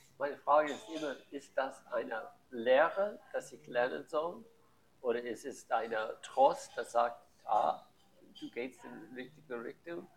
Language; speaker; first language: German; non-native, learner; English